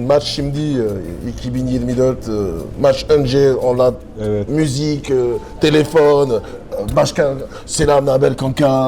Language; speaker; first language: Turkish; non-native, learner; French